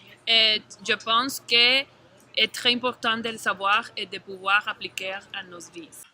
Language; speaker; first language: French; non-native, learner; Spanish